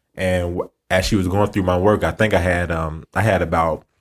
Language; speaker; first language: English; native; English